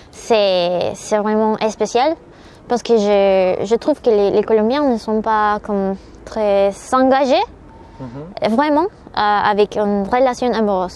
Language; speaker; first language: French; non-native, learner; Spanish